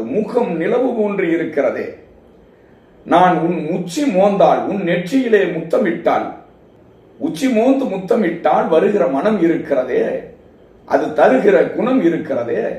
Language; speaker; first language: Tamil; native; Tamil